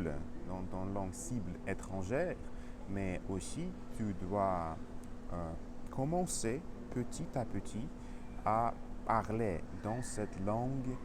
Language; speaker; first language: French; non-native, learner; Russian